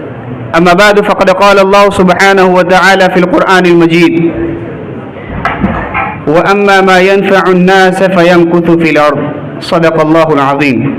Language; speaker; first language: Arabic; non-native, fluent; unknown